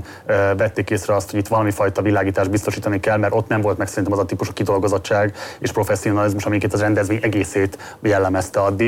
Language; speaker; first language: Hungarian; native; Hungarian